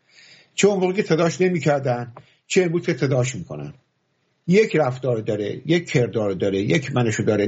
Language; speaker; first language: Persian; native; Persian